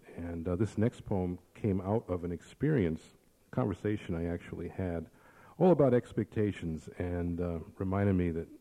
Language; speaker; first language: English; early bilingual, other home language; Spanish